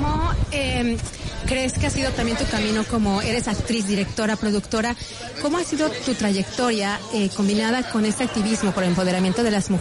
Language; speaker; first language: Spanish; non-native, learner; English